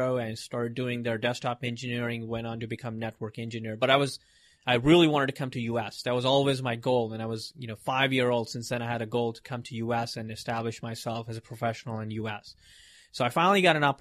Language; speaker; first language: English; non-native, local second language; Hindi